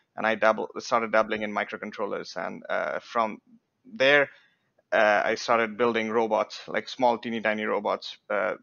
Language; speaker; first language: English; non-native, local second language; Bangla